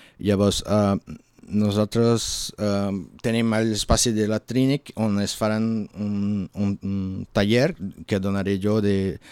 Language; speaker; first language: Catalan; non-native, learner; Portuguese